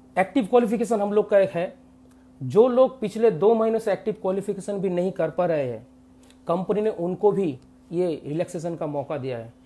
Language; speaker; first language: Hindi; non-native, local second language; Bangla